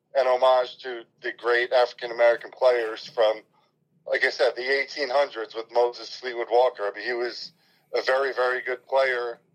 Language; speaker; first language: English; native; English